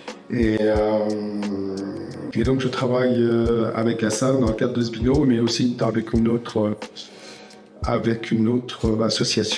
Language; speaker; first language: French; native; French